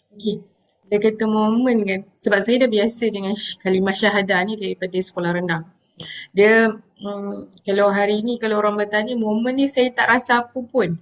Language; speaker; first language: Malay; non-native, local second language; Tamil